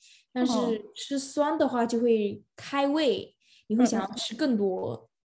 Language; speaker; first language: Chinese; early bilingual, other home language; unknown